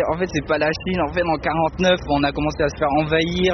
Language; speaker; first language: French; early bilingual, other home language; Tibetan